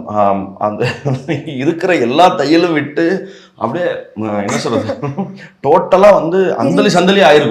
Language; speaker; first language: Tamil; native; Tamil